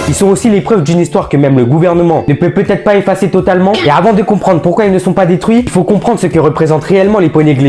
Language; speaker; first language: French; native; French